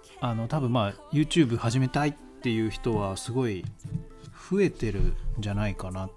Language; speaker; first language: Japanese; native; Japanese